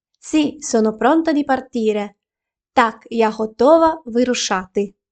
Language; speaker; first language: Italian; non-native, fluent; Ukrainian